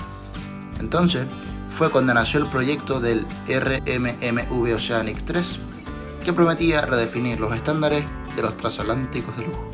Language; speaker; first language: Spanish; native; Spanish